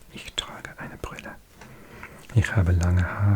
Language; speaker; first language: German; non-native, learner; English